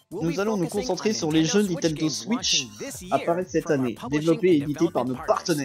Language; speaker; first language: French; native; French